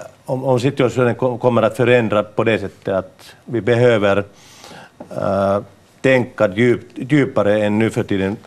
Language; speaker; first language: Swedish; non-native, local second language; Finnish